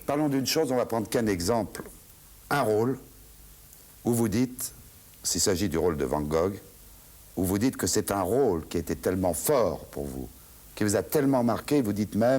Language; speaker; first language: French; native; French